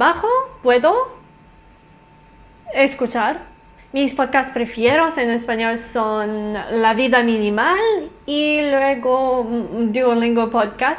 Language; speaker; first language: Spanish; non-native, learner; English